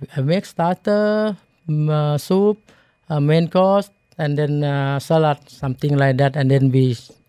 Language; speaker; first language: English; non-native, learner; Thai